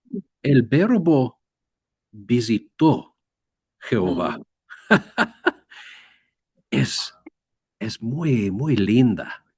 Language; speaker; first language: Spanish; non-native, learner; English